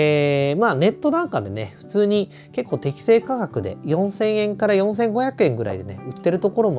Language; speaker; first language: Japanese; native; Japanese